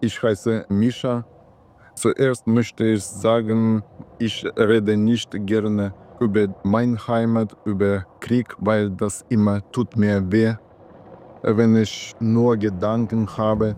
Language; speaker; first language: German; non-native, learner; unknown